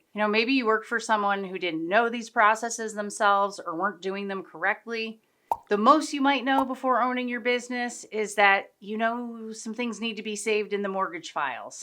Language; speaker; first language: English; native; English